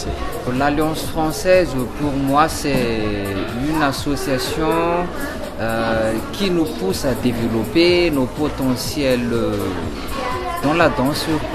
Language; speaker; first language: French; non-native, local second language; Malagasy